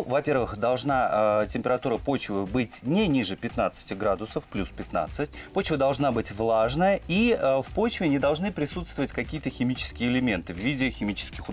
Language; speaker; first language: Russian; native; Russian